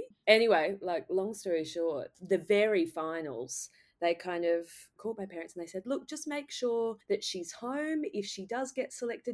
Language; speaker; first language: English; native; English